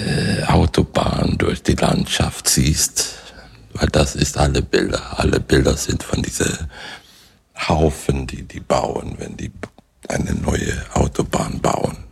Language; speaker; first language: German; non-native, fluent; Swedish